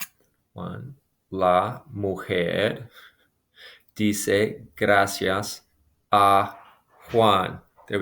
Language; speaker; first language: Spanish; non-native, fluent; English